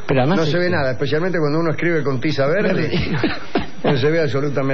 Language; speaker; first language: Spanish; native; Spanish